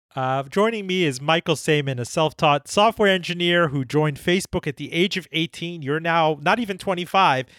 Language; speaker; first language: English; early bilingual, other home language; Persian